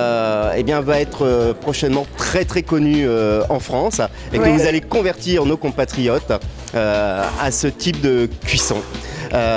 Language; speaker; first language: French; native; French